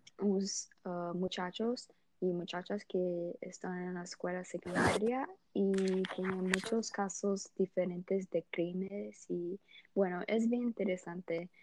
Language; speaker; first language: Spanish; non-native, learner; English